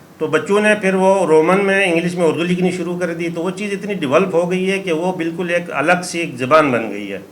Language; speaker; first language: Urdu; native; Urdu